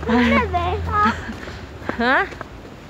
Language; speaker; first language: Korean; early bilingual, other home language; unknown